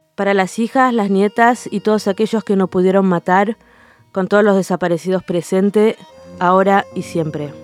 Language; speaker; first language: Spanish; early bilingual, heritage; Spanish